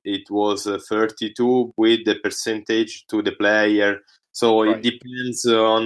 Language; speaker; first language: English; non-native, learner; Italian